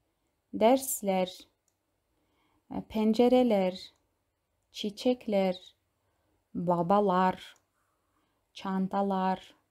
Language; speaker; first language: Turkish; non-native, fluent; Kazakh